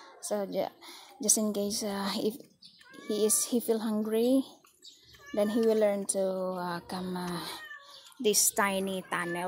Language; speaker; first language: English; non-native, local second language; Filipino